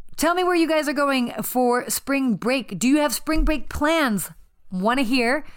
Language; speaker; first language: English; native; English